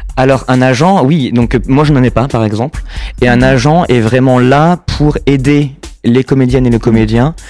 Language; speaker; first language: French; native; French